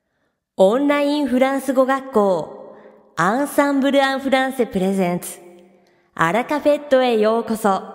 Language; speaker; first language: Japanese; native; Japanese